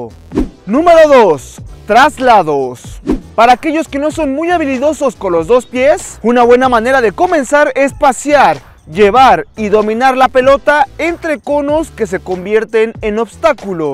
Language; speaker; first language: Spanish; native; Spanish